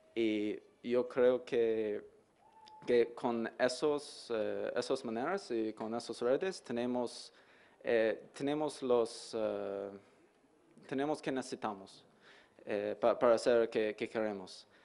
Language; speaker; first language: Spanish; non-native, learner; English